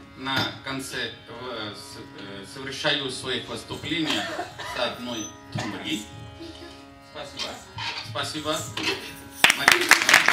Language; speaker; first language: Russian; non-native, fluent; Hindi